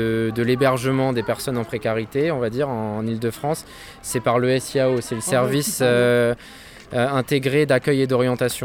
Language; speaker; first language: French; native; French